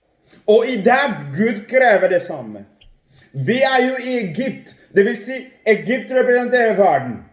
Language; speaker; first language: Norwegian; non-native, fluent; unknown